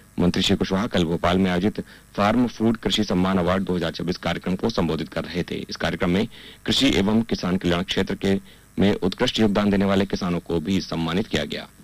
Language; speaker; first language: Hindi; native; Hindi